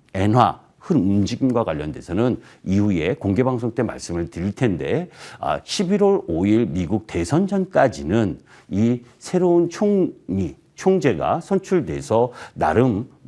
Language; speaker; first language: Korean; native; Korean